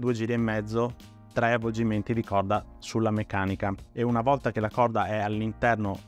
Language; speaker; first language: Italian; native; Italian